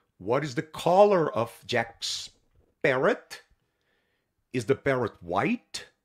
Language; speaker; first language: English; non-native, fluent; Portuguese